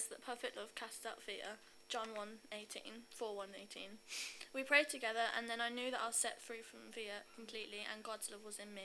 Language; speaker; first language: English; native; English